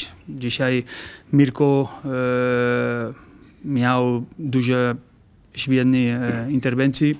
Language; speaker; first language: Polish; non-native, learner; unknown